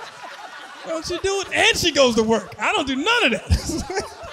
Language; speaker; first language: English; native; English